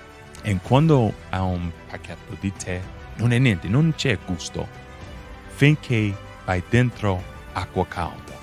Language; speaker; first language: Italian; non-native, fluent; English